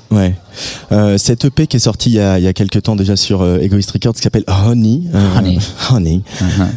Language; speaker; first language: French; native; French